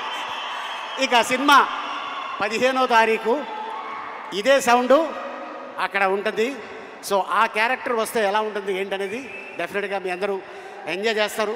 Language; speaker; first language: Telugu; native; Telugu